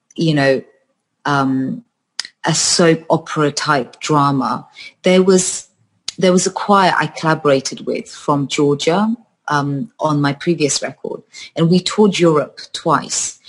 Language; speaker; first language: English; early bilingual, other home language; Georgian